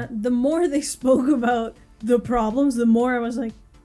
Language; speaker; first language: English; native; English